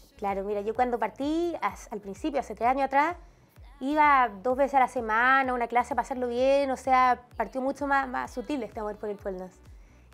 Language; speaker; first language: Spanish; native; Spanish